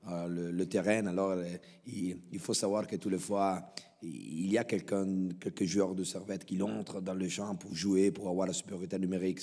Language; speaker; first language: French; non-native, local second language; Italian